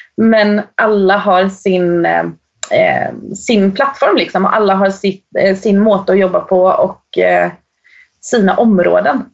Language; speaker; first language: Swedish; native; Swedish